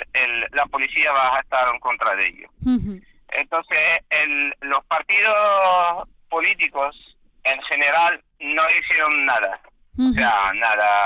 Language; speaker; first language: Spanish; non-native, fluent; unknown